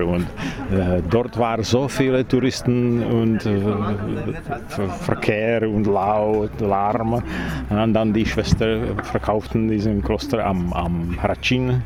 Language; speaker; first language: German; non-native, learner; Czech